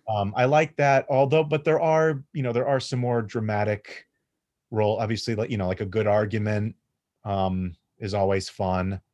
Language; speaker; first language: English; native; English